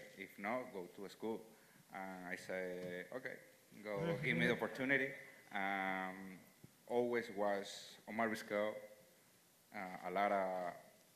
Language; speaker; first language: English; non-native, learner; Spanish